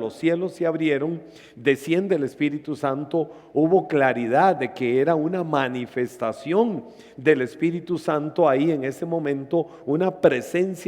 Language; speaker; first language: Spanish; native; Spanish